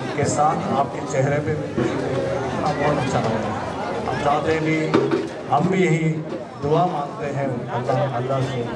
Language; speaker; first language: Urdu; non-native, local second language; Telugu